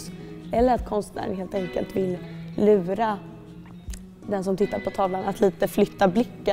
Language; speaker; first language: Swedish; native; Swedish